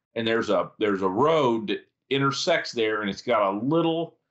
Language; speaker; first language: English; native; English